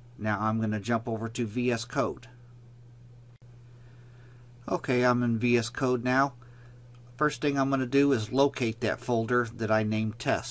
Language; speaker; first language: English; native; English